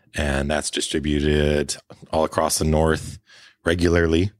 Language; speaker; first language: English; native; English